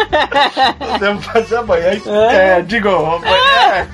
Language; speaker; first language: Portuguese; native; Portuguese